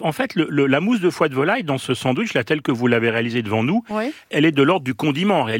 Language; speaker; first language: French; native; French